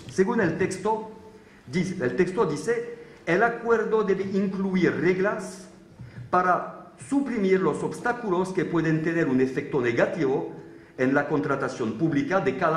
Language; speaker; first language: Spanish; non-native, fluent; French